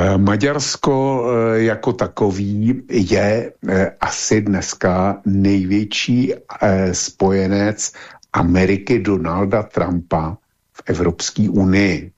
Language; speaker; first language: Czech; native; Czech